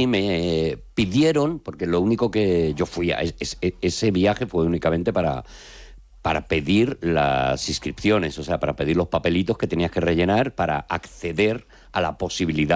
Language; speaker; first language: Spanish; native; Spanish